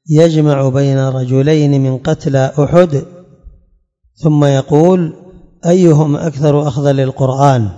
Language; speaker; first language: Arabic; native; Arabic